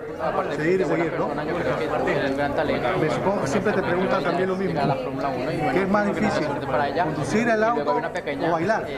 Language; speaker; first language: Spanish; native; Spanish